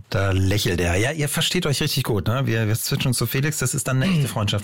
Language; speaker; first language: German; native; German